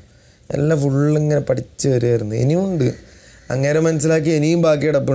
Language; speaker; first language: Malayalam; native; Malayalam